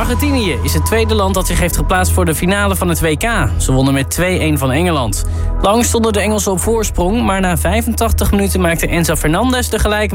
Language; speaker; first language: Dutch; native; Dutch